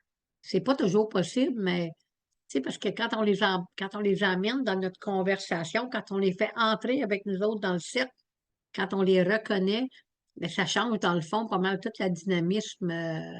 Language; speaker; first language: French; native; French